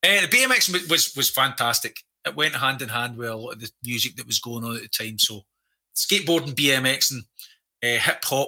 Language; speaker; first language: English; native; English